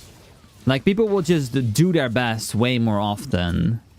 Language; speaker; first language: English; native; English